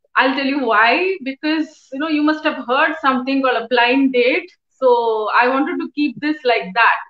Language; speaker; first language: English; non-native, local second language; Tamil